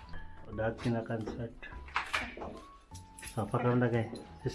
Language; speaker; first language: Russian; non-native, learner; Filipino